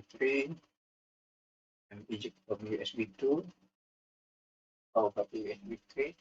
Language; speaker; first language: English; non-native, learner; Indonesian